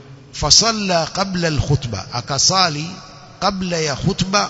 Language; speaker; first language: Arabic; non-native, fluent; Swahili